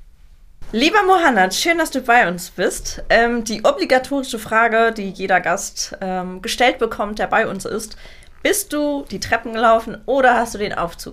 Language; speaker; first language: German; native; German